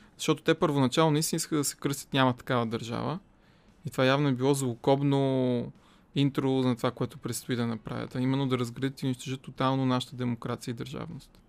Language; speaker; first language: Bulgarian; native; Bulgarian